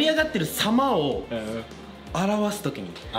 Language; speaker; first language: Japanese; native; Japanese